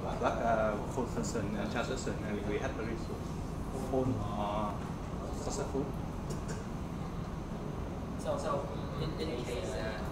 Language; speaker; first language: English; non-native, learner; Vietnamese